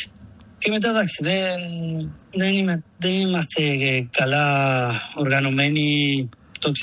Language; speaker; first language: Greek; non-native, learner; Spanish